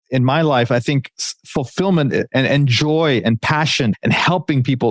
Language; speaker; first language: English; native; English